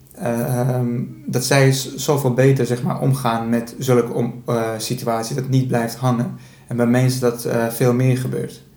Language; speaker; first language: Dutch; early bilingual, other home language; Persian